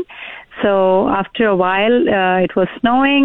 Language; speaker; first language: English; non-native, local second language; Urdu